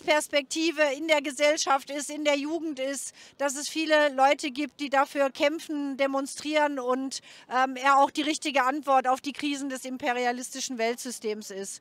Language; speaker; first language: German; native; German